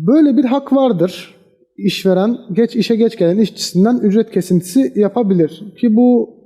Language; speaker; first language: Turkish; native; Turkish